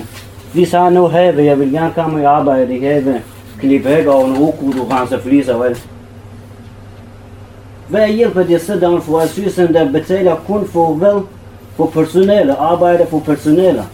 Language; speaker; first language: Danish; non-native, learner; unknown